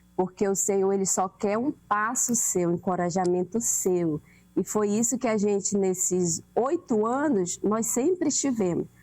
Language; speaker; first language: Portuguese; native; Portuguese